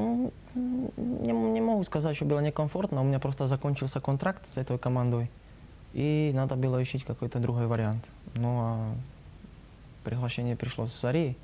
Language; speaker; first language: Russian; non-native, learner; Slovak